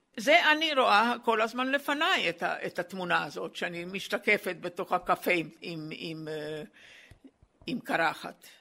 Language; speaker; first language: Hebrew; non-native, fluent; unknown